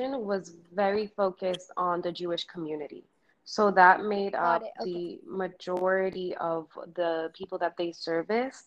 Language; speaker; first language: English; early bilingual, other home language; Spanish